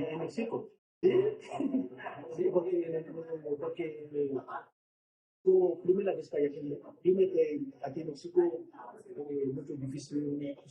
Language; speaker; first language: Spanish; non-native, learner; Haitian Creole